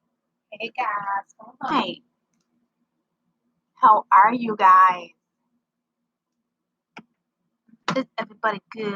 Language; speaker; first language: English; native; English